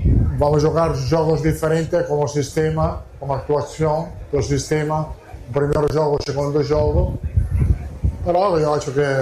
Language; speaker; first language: Portuguese; non-native, fluent; Italian